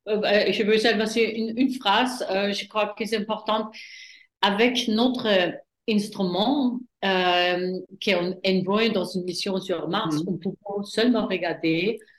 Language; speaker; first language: French; non-native, fluent; German